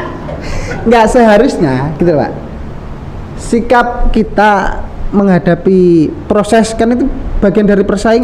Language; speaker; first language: Indonesian; native; Indonesian